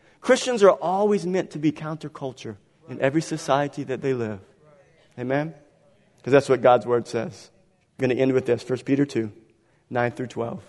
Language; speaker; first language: English; native; English